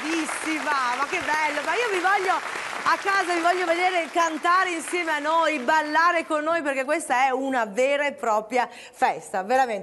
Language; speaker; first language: Italian; native; Italian